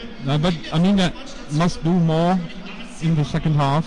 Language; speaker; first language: English; non-native, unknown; German